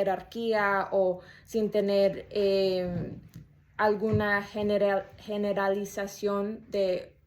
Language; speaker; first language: Spanish; early bilingual, heritage; Spanish